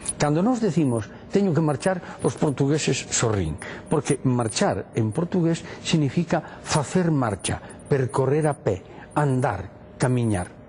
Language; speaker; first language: Galician; native; Galician